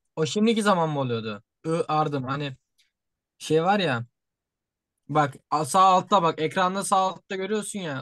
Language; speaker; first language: Turkish; native; Turkish